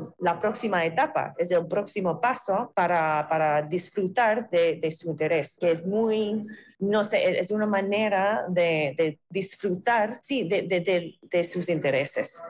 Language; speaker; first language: Spanish; non-native, fluent; English